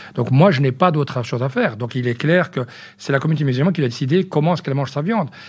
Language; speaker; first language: French; early bilingual, other home language; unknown